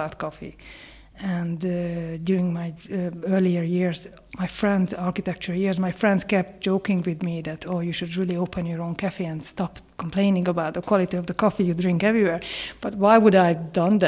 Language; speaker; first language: English; non-native, fluent; Hungarian